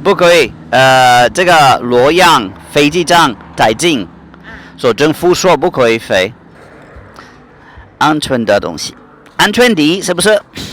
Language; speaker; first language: Chinese; non-native, learner; Spanish